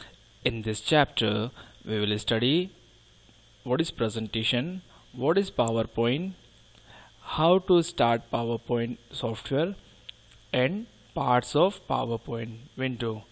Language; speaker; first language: English; non-native, local second language; Hindi